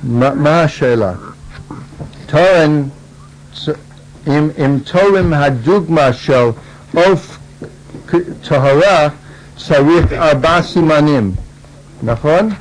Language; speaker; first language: Hebrew; non-native, fluent; English